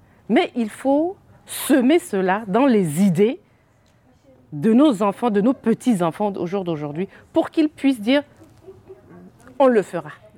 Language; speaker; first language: French; non-native, local second language; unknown